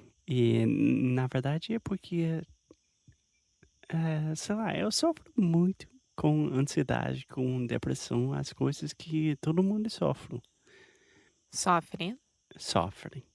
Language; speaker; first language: Portuguese; non-native, fluent; English